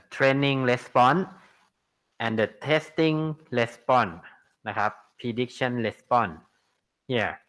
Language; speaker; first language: English; non-native, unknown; Thai